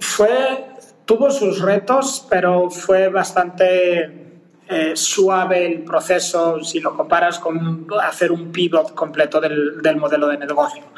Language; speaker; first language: Spanish; native; Spanish